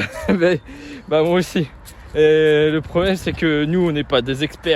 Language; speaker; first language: French; native; French